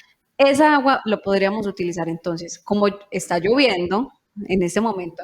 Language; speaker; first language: Spanish; native; Spanish